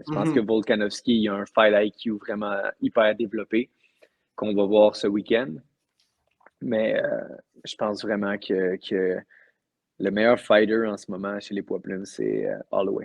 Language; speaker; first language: French; native; French